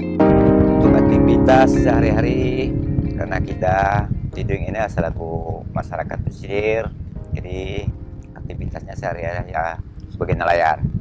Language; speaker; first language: Indonesian; non-native, local second language; Malay